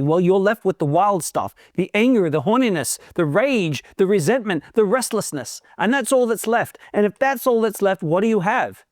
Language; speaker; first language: English; native; English